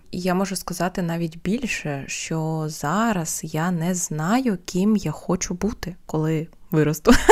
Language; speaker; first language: Ukrainian; non-native, local second language; Russian